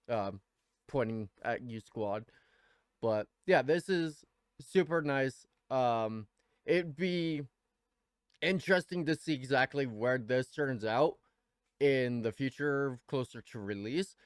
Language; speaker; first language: English; native; English